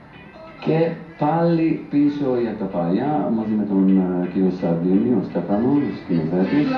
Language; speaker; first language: Greek; non-native, fluent; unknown